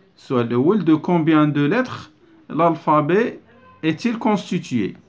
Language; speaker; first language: French; non-native, local second language; Arabic